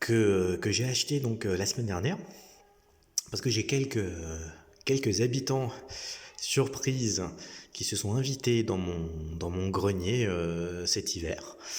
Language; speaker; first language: French; native; French